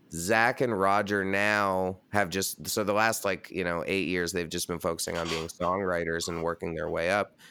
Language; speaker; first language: English; native; English